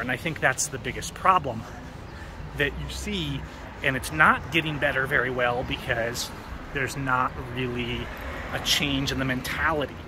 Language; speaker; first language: English; native; English